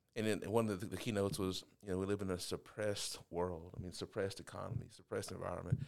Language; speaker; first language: English; native; English